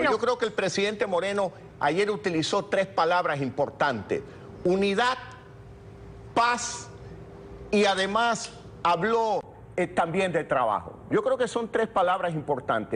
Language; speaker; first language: Spanish; native; Spanish